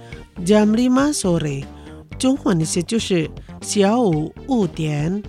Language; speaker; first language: Chinese; non-native, fluent; Indonesian